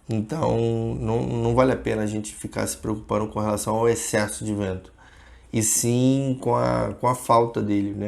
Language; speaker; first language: Portuguese; native; Portuguese